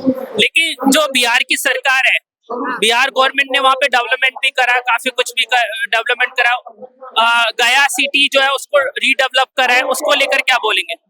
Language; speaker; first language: Hindi; native; Hindi